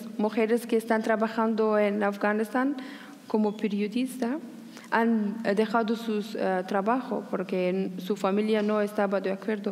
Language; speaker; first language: Spanish; non-native, learner; Persian